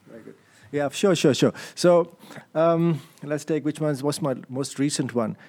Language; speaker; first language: English; non-native, local second language; Hindi